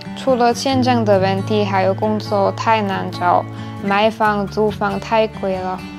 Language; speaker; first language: Chinese; non-native, fluent; Slovak